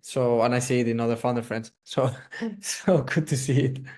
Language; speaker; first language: English; non-native, fluent; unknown